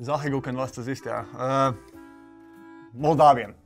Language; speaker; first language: German; non-native, fluent; Finnish